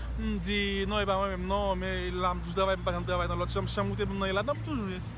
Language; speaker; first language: Haitian Creole; native; Haitian Creole